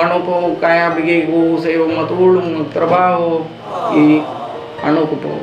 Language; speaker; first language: Filipino; non-native, learner; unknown